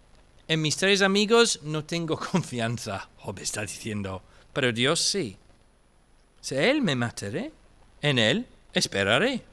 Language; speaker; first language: Spanish; non-native, fluent; English